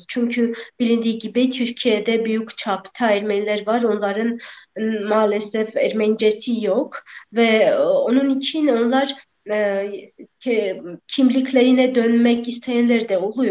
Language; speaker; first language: Turkish; non-native, fluent; Armenian